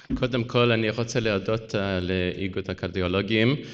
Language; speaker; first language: Hebrew; non-native, learner; English